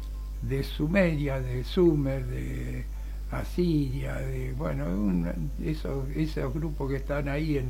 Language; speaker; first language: Spanish; native; Spanish